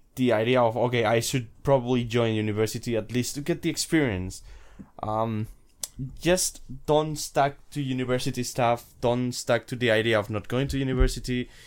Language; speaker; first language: English; non-native, fluent; Spanish